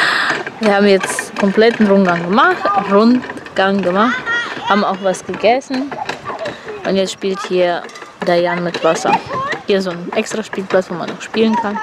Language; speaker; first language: German; native; German